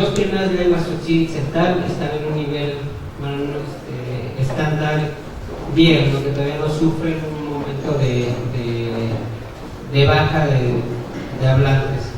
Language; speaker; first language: Spanish; non-native, local second language; Tzotzil